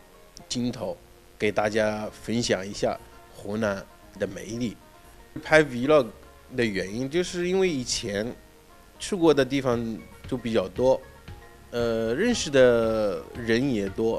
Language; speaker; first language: Chinese; non-native, fluent; Arabic